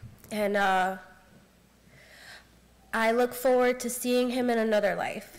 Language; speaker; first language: English; early bilingual, other home language; Spanish